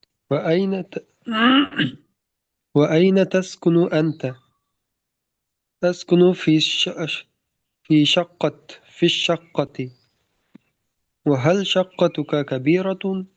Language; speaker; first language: Arabic; non-native, learner; Bangla